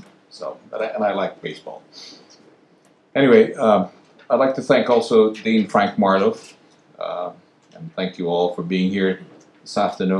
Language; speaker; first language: English; non-native, local second language; Filipino